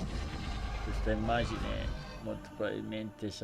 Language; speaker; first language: Italian; native; Italian